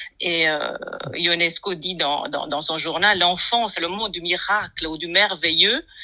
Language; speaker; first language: French; non-native, fluent; Romanian